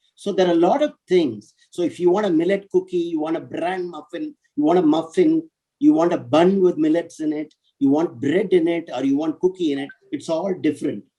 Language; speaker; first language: English; non-native, local second language; Tamil